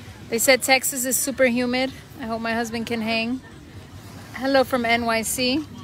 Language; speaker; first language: English; early bilingual, other home language; Spanish